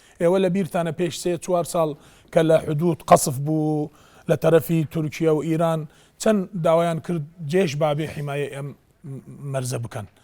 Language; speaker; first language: Central Kurdish; non-native, local second language; Azerbaijani